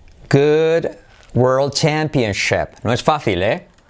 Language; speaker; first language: Spanish; native; Spanish